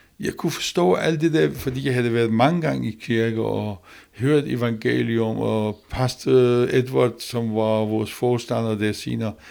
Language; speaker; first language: Danish; non-native, learner; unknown